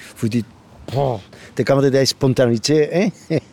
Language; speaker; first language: Danish; non-native, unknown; Spanish